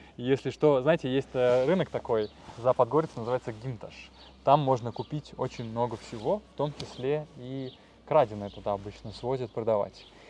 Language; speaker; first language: Russian; non-native, fluent; Serbian